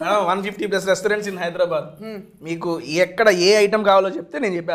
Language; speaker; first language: Telugu; native; Telugu